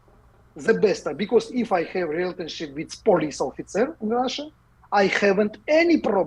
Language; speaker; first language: English; non-native, learner; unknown